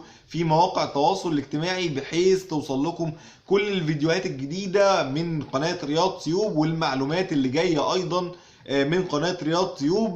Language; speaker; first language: Arabic; native; Arabic